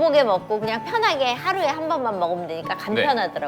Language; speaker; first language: Korean; native; Korean